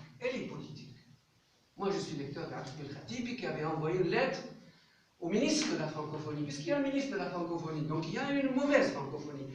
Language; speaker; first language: French; non-native, local second language; Arabic